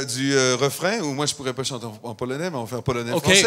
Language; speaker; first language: French; native; French